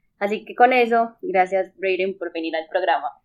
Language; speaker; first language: Spanish; native; Spanish